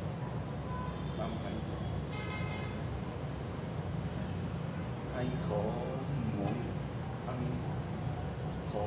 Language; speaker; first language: Vietnamese; non-native, learner; Japanese